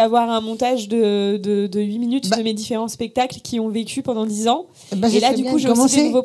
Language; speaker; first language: French; native; French